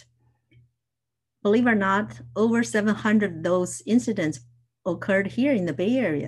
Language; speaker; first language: English; non-native, fluent; Chinese